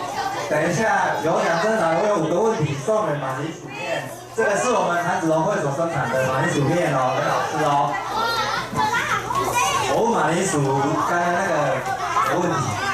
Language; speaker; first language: Chinese; native; Chinese